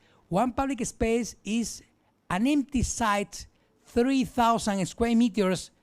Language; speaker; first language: English; non-native, learner; Spanish